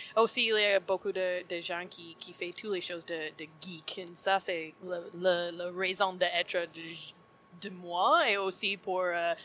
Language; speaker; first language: French; non-native, learner; English